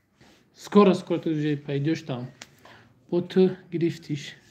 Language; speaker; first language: Russian; non-native, learner; Tajik